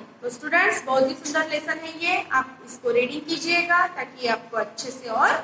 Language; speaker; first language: Hindi; non-native, local second language; Marathi